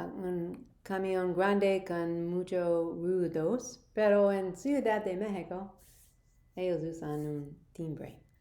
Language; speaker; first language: Spanish; non-native, learner; English